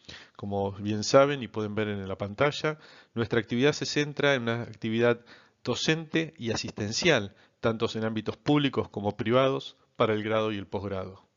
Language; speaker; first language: Spanish; native; Spanish